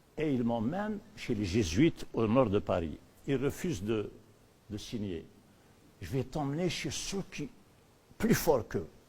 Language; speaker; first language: French; non-native, local second language; Berber languages